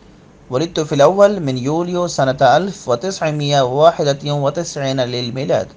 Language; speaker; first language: Arabic; non-native, fluent; Urdu